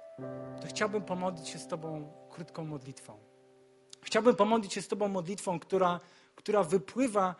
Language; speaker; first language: Polish; native; Polish